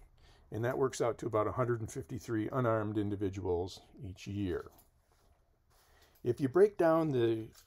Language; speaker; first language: English; native; English